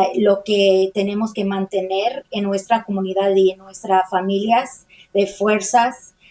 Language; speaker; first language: Spanish; early bilingual, heritage; Spanish